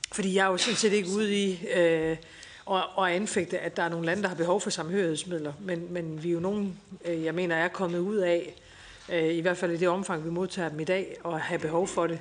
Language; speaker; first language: Danish; native; Danish